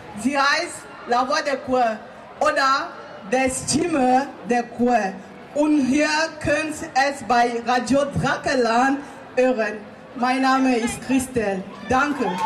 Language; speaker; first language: German; non-native, learner; French